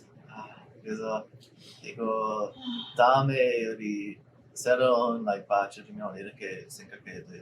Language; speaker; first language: Korean; non-native, learner; English